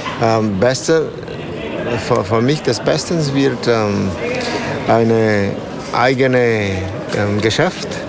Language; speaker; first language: German; non-native, learner; Spanish